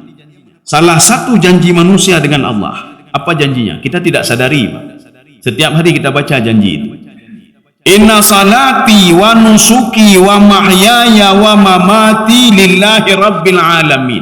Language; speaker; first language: Indonesian; native; Indonesian